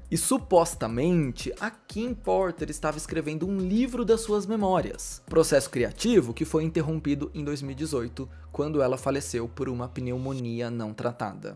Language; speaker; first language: Portuguese; native; Portuguese